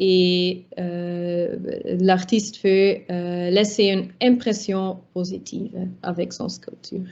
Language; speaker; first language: French; non-native, local second language; Dutch